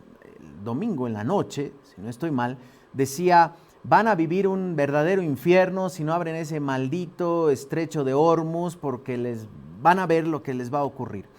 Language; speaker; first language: Spanish; native; Spanish